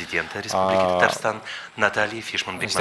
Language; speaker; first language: Russian; native; Russian